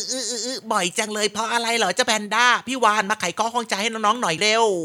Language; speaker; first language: Thai; native; Thai